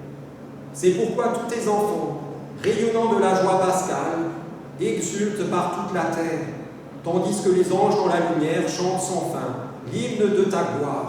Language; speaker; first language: French; native; French